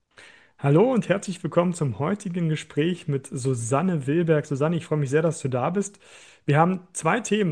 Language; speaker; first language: German; native; German